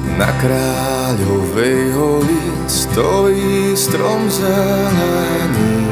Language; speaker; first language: Slovak; native; Slovak